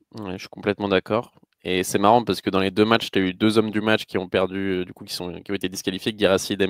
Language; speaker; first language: French; native; French